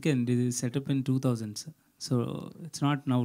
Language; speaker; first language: Telugu; native; Telugu